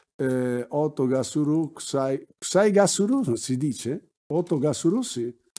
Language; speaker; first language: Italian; native; Italian